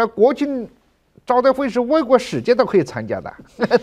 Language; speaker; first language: Chinese; native; Chinese